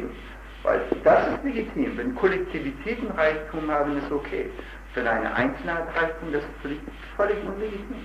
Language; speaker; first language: German; non-native, fluent; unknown